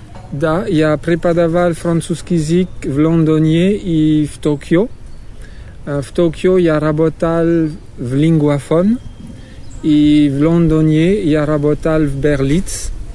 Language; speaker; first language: Russian; non-native, learner; French